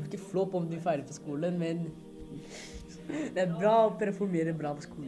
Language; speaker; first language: Norwegian; early bilingual, other home language; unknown